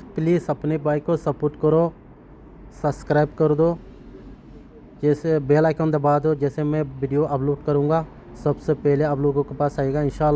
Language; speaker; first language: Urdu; non-native, fluent; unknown